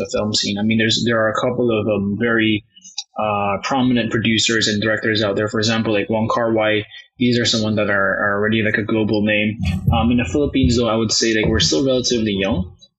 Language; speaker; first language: English; non-native, local second language; Cantonese